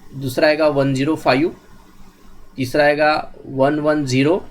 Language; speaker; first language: Hindi; non-native, local second language; Marathi